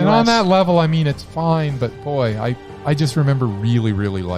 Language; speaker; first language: English; native; English